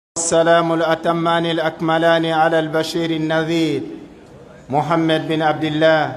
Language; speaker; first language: Arabic; non-native, fluent; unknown